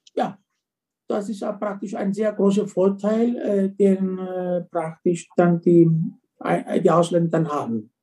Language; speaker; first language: German; non-native, fluent; Greek